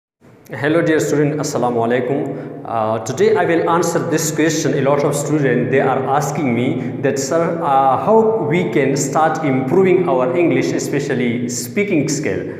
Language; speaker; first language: English; non-native, local second language; Urdu